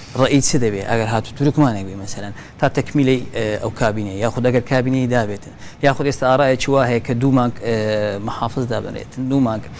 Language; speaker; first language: Central Kurdish; non-native, local second language; Azerbaijani